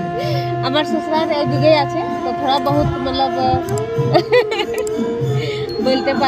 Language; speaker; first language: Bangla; non-native, learner; Hindi